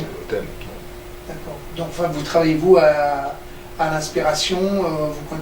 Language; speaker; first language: French; native; French